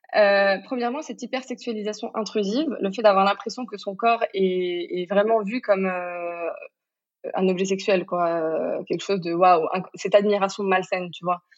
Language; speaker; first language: French; non-native, local second language; Arabic